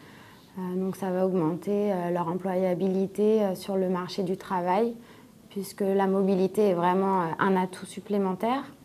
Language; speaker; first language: French; native; French